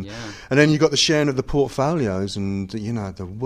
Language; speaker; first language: English; native; English